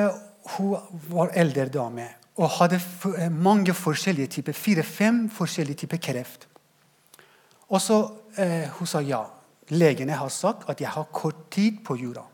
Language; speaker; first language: Norwegian; non-native, fluent; Persian